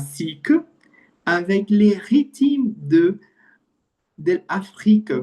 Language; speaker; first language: French; non-native, learner; Portuguese